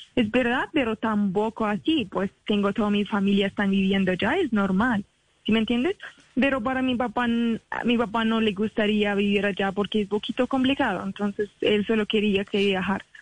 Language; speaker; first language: Spanish; non-native, fluent; Arabic